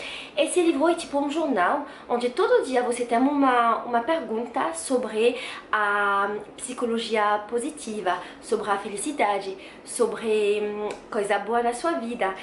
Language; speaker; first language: Portuguese; non-native, learner; French